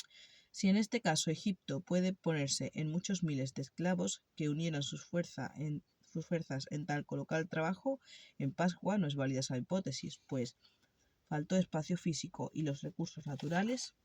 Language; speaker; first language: Spanish; native; Spanish